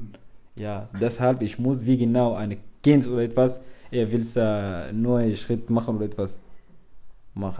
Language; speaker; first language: German; non-native, learner; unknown